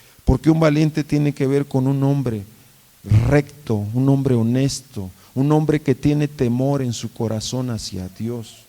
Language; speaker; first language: Spanish; native; Spanish